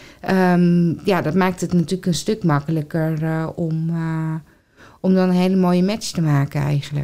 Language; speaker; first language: Dutch; native; Dutch